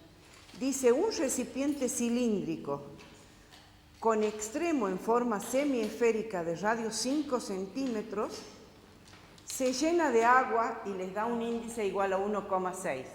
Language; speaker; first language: Spanish; native; Spanish